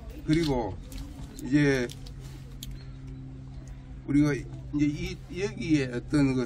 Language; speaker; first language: Korean; native; Korean